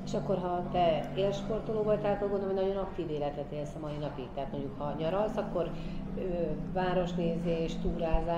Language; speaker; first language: Hungarian; native; Hungarian